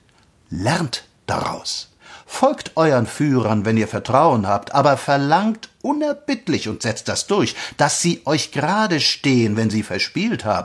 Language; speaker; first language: German; native; German